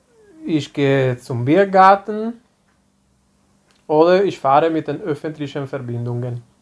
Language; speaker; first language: German; non-native, fluent; Italian